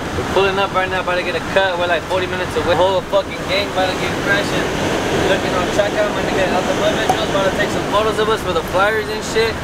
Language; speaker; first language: English; early bilingual, other home language; Spanish